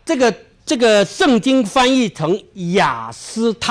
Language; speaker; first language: Chinese; native; Chinese